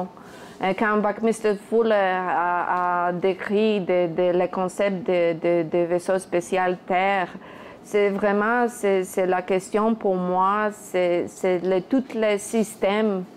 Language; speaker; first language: French; non-native, fluent; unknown